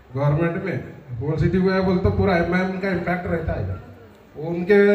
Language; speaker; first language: Hindi; non-native, local second language; Telugu